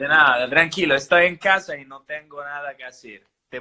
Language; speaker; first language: Spanish; non-native, fluent; Italian